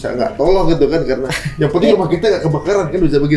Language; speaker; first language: Indonesian; native; Indonesian